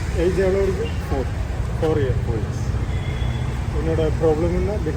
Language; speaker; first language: Tamil; non-native, learner; Malayalam